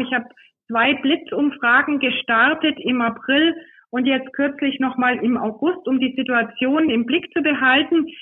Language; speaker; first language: German; native; German